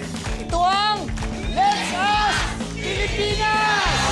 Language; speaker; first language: Filipino; native; Filipino